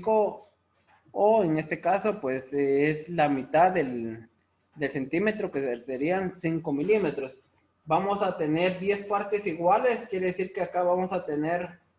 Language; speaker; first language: Spanish; native; Spanish